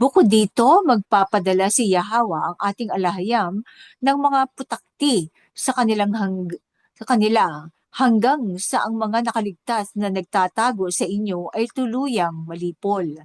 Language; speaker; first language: Filipino; native; Filipino